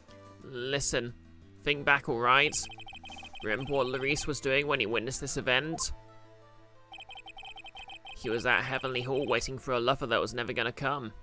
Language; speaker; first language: English; native; English